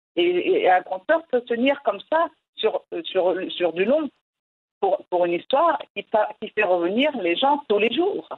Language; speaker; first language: French; non-native, local second language; Arabic